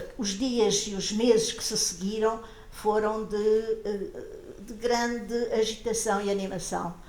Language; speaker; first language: Portuguese; native; Portuguese